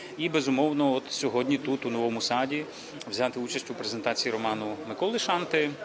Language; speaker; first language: Ukrainian; native; Ukrainian